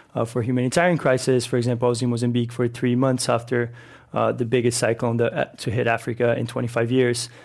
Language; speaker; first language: English; non-native, fluent; Portuguese